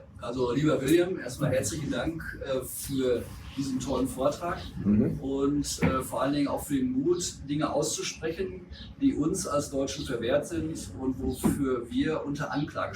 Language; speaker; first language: German; native; German